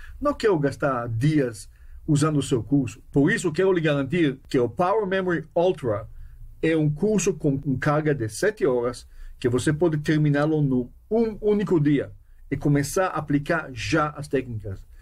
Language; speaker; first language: Portuguese; non-native, fluent; Hebrew